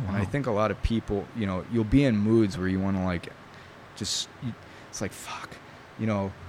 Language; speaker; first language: English; early bilingual, other home language; Italian